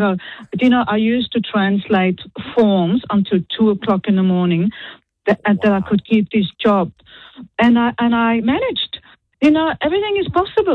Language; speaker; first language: English; non-native, fluent; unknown